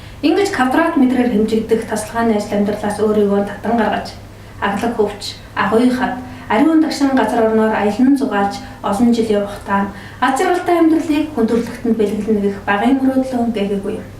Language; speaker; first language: Mongolian; native; Mongolian